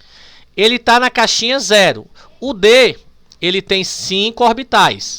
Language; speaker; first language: Portuguese; native; Portuguese